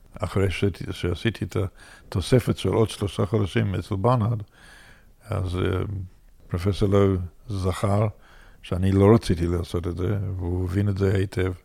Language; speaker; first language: Hebrew; non-native, fluent; English